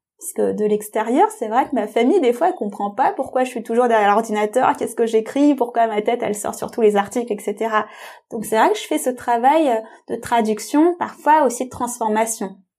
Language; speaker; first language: French; native; French